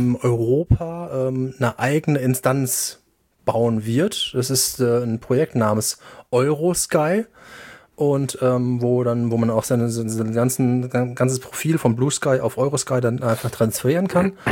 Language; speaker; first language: German; native; German